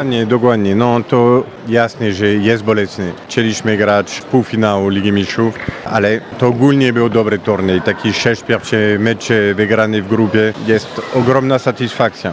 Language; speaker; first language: Polish; non-native, fluent; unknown